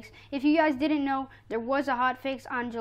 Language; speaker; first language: English; native; English